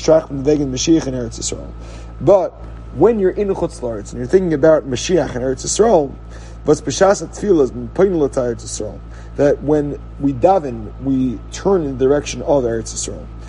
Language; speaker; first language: English; native; English